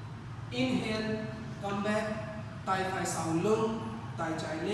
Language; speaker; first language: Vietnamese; non-native, learner; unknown